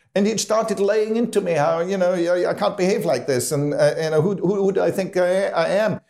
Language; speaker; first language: English; non-native, fluent; German